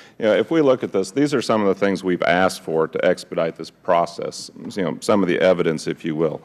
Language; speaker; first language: English; native; English